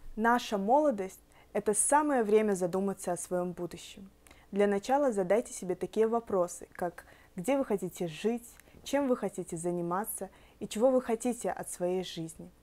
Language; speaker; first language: Russian; native; Russian